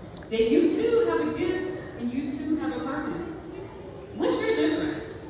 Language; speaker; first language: English; native; English